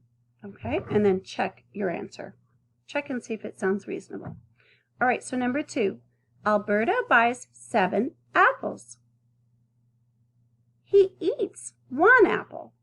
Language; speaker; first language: English; native; English